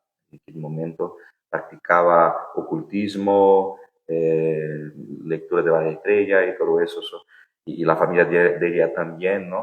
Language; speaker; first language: Spanish; non-native, fluent; Portuguese